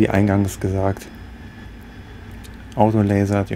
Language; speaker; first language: German; native; German